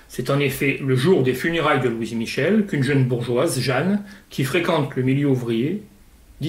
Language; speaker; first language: French; native; French